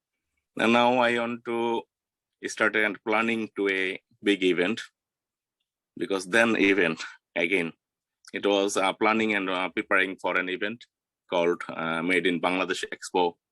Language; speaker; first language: English; non-native, learner; Bangla